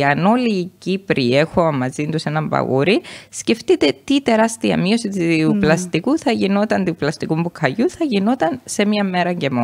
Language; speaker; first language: Greek; native; Greek